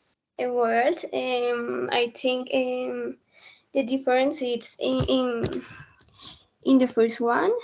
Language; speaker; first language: English; non-native, learner; Spanish